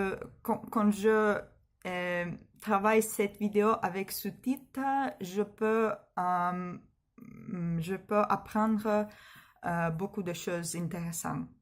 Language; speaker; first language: French; non-native, learner; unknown